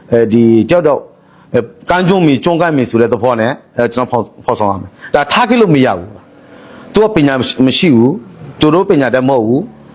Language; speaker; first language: Burmese; non-native, local second language; Rohingya